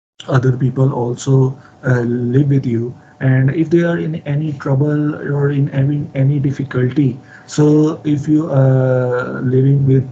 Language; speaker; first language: English; non-native, learner; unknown